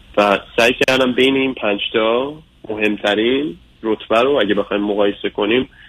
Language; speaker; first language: Persian; early bilingual, other home language; English